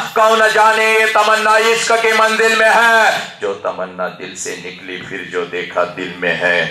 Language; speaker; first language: Hindi; non-native, local second language; Marathi